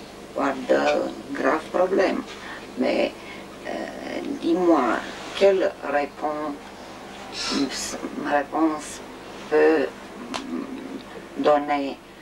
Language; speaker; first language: French; non-native, learner; Romanian